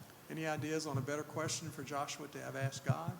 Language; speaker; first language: English; native; English